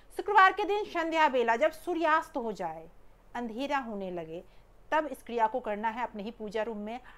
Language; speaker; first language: Hindi; native; Hindi